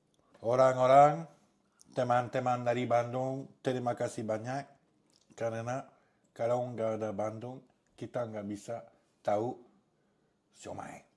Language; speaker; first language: Indonesian; non-native, learner; French